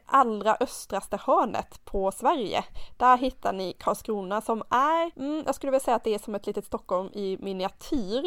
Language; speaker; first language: Swedish; native; Swedish